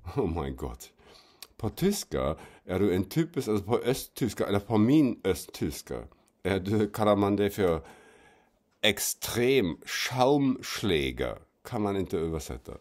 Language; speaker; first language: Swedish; non-native, fluent; German